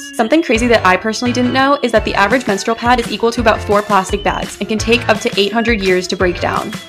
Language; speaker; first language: English; native; English